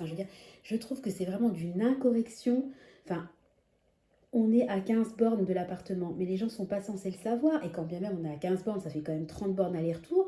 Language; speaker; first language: French; native; French